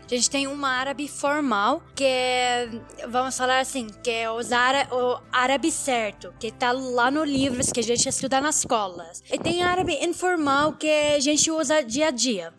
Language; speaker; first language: Portuguese; non-native, learner; Arabic